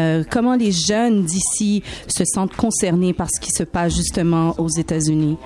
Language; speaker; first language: French; native; French